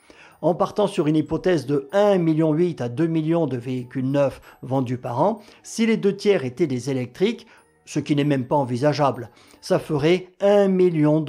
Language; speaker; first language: French; native; French